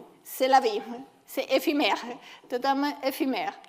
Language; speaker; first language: French; non-native, learner; Spanish